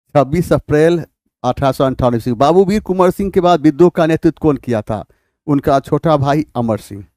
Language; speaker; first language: Hindi; native; Hindi